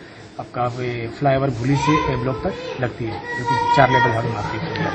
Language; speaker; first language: Hindi; native; Hindi